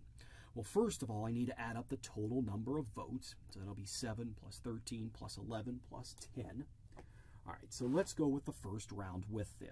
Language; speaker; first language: English; native; English